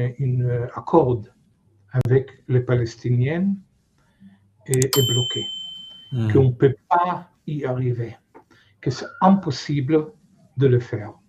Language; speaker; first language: French; non-native, fluent; Hebrew